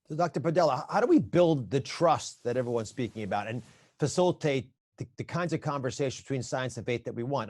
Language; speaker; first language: English; native; English